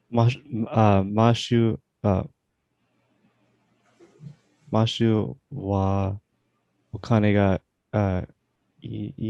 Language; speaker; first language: Japanese; non-native, learner; English